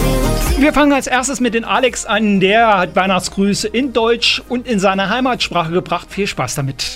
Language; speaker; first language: German; native; German